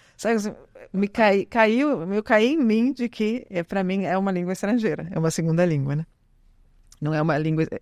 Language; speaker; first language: Portuguese; early bilingual, other home language; Italian